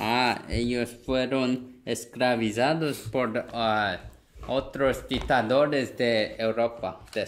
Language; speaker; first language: Spanish; non-native, fluent; Korean